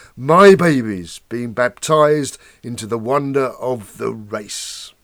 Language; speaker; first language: English; native; English